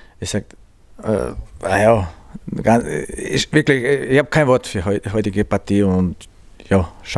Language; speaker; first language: German; non-native, learner; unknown